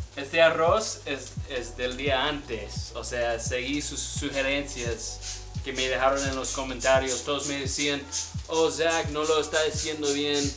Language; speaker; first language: Spanish; non-native, fluent; English